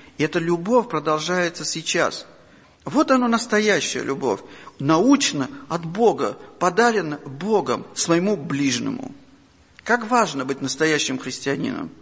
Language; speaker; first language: Russian; non-native, local second language; Armenian